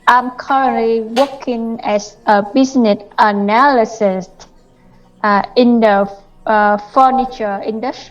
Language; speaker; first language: English; non-native, learner; Vietnamese